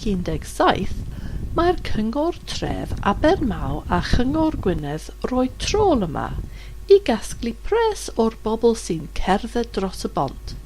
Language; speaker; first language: Welsh; non-native, fluent; English